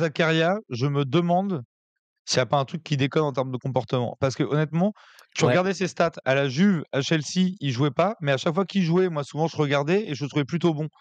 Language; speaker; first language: French; native; French